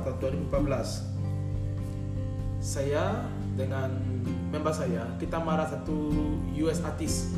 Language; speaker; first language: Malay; non-native, learner; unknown